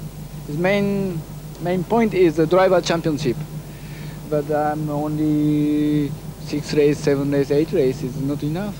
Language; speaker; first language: English; non-native, learner; Japanese